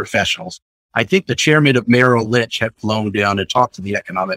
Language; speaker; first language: English; native; English